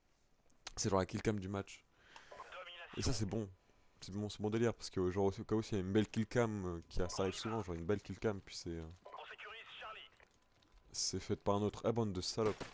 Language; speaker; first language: French; native; French